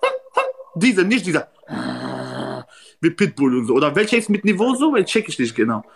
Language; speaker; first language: German; non-native, learner; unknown